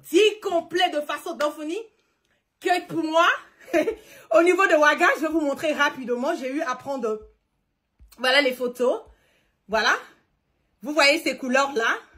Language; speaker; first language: French; early bilingual, heritage; French